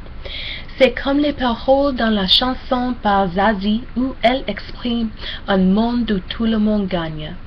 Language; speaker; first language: French; non-native, learner; English